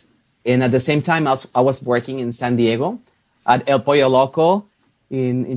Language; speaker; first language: English; non-native, fluent; Spanish